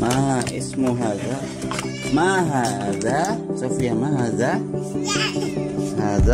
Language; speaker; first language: Arabic; non-native, fluent; Indonesian